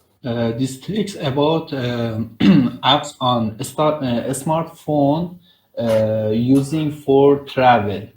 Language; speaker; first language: English; non-native, learner; Persian